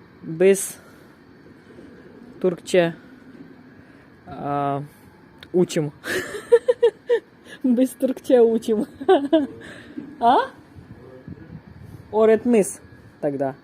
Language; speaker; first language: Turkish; non-native, learner; Russian